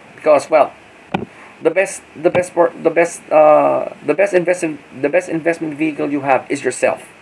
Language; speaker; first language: English; non-native, local second language; Filipino